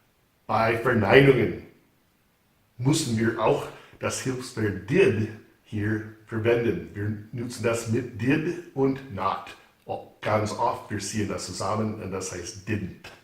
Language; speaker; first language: German; non-native, fluent; English